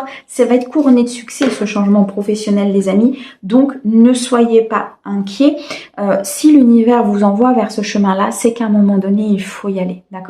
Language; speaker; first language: French; native; French